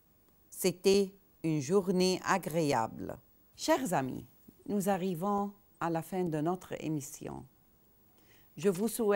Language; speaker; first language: French; non-native, fluent; Arabic